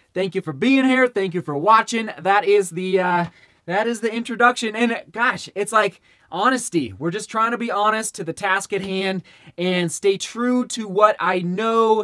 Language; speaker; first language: English; native; English